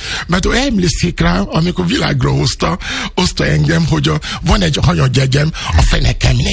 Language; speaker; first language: Hungarian; non-native, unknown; Yoruba